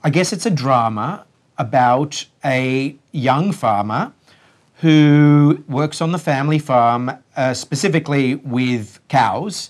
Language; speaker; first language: English; native; English